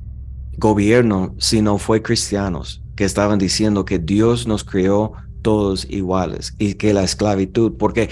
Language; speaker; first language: Spanish; non-native, fluent; English